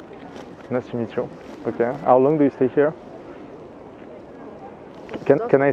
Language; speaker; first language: English; non-native, fluent; French